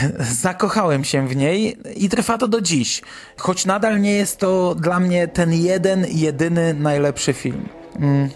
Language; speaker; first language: Polish; native; Polish